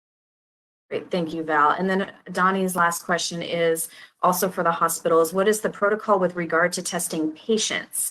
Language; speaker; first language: English; native; English